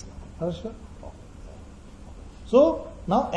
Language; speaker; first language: Russian; non-native, learner; Tibetan